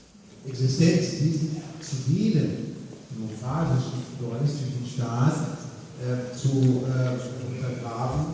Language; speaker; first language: German; non-native, fluent; Arabic